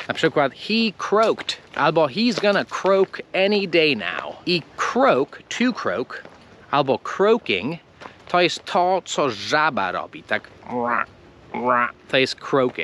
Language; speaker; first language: Polish; non-native, fluent; English